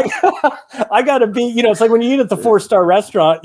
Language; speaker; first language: English; native; English